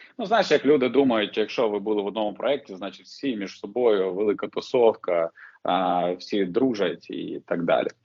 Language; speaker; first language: Ukrainian; native; Ukrainian